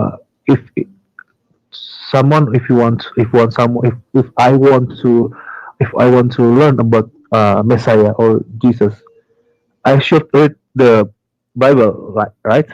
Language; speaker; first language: English; non-native, learner; Indonesian